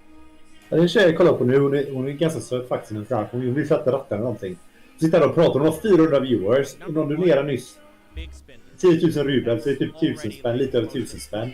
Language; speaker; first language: Swedish; native; Swedish